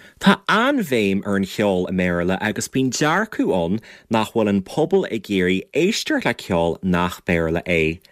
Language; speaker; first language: Irish; native; Irish